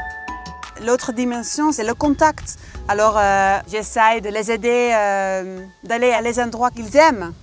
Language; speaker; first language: French; non-native, fluent; Dutch